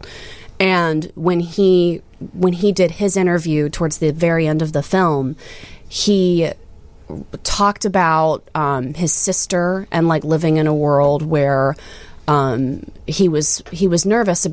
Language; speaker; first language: English; native; English